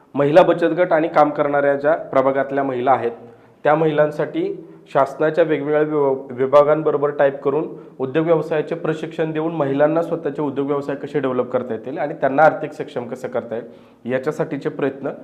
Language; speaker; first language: Marathi; native; Marathi